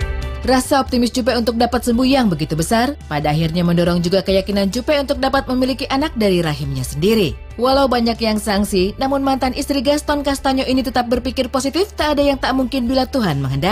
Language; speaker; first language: Indonesian; native; Indonesian